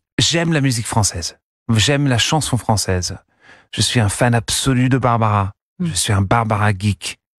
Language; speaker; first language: French; non-native, fluent; English